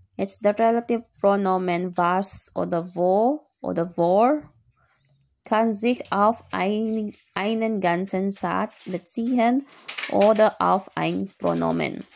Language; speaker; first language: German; non-native, learner; Filipino